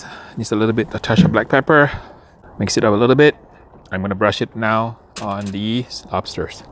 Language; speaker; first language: English; native; English